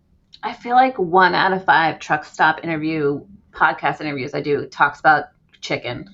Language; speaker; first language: English; native; English